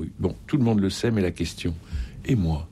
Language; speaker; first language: French; native; French